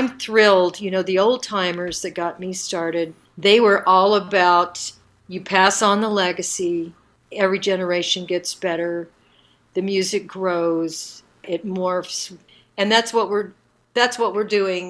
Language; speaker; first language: English; native; English